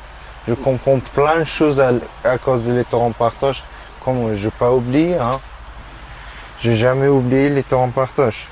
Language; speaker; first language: French; non-native, learner; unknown